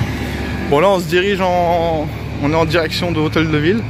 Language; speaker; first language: French; native; French